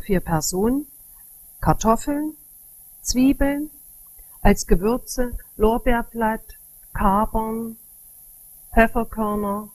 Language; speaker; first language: German; native; German